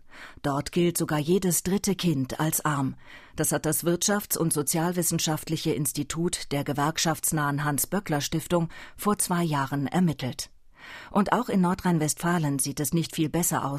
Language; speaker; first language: German; native; German